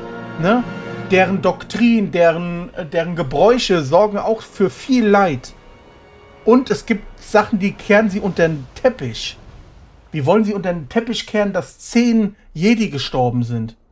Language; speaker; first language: German; native; German